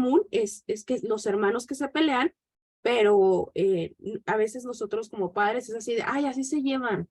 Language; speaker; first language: Spanish; native; Spanish